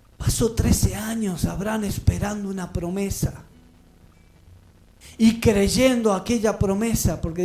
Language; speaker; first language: Spanish; native; Spanish